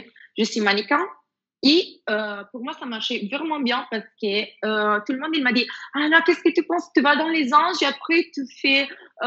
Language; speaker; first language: French; non-native, fluent; Spanish